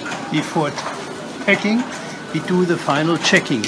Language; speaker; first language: English; non-native, fluent; German